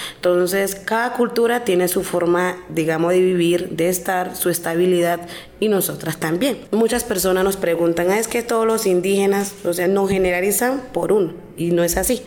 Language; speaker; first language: Spanish; non-native, local second language; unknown